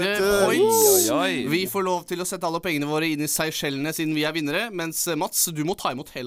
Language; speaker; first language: Norwegian; native; Norwegian